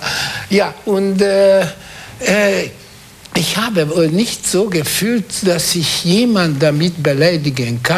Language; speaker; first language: German; non-native, fluent; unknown